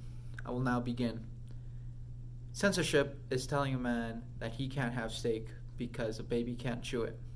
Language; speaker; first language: English; native; English